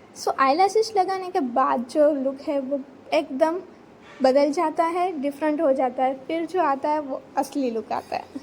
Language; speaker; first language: Hindi; non-native, local second language; Gujarati